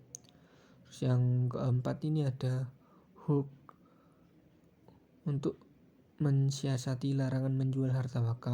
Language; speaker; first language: Indonesian; native; Indonesian